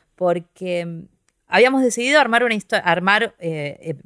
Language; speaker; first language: Spanish; native; Spanish